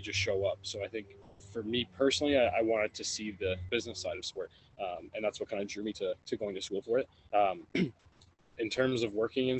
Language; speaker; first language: English; native; English